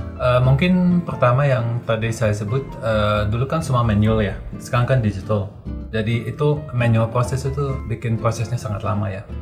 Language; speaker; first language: Indonesian; non-native, fluent; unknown